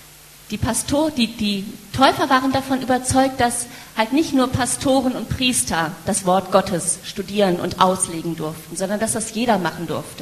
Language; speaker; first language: German; native; German